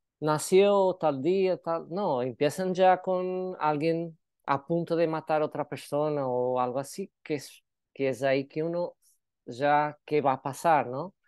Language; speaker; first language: Spanish; non-native, fluent; Portuguese